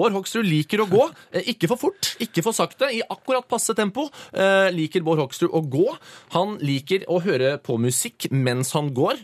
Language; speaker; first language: Norwegian; native; Norwegian